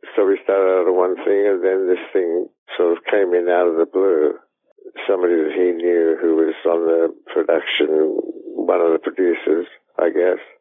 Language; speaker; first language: English; native; English